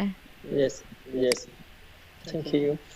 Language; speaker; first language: English; non-native, learner; Vietnamese